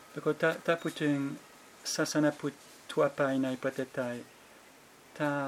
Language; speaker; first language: Thai; non-native, fluent; French